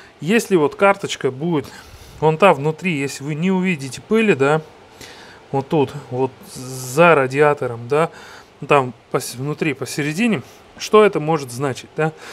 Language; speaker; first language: Russian; non-native, fluent; Georgian